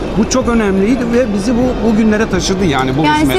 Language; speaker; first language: Turkish; early bilingual, heritage; Turkish